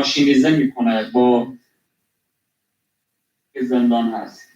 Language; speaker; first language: Persian; non-native, local second language; Kurdish